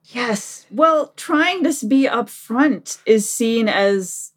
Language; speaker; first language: English; native; English